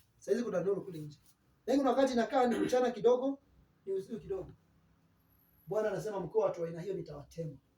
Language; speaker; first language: Swahili; non-native, local second language; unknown